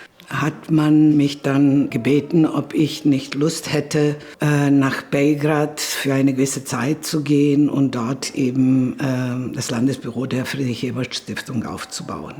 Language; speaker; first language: German; non-native, fluent; Serbian